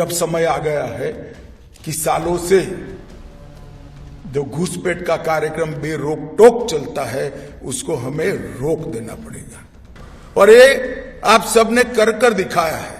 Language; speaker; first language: Hindi; non-native, local second language; Gujarati